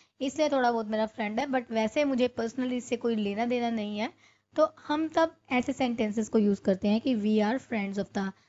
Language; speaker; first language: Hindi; non-native, local second language; Punjabi